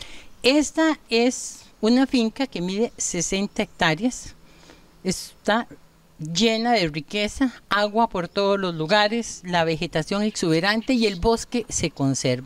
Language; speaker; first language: Spanish; native; Spanish